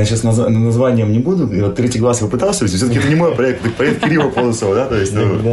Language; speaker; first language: Russian; native; Russian